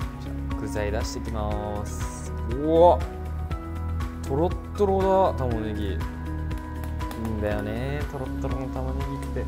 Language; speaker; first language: Japanese; native; Japanese